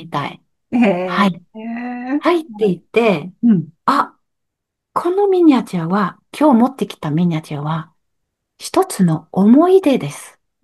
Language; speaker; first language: Japanese; non-native, learner; French